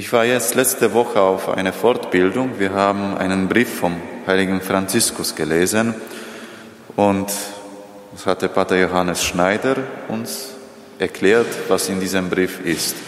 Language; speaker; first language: German; non-native, fluent; Polish